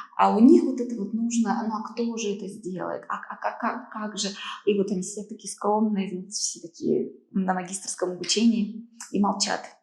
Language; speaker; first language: Russian; native; Russian